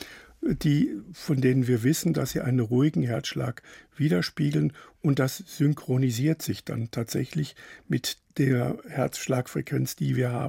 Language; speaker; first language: German; native; German